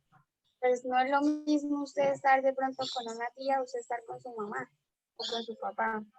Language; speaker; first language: Spanish; native; Spanish